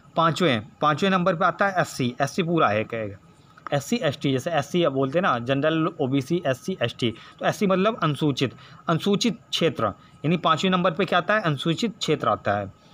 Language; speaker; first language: Hindi; native; Hindi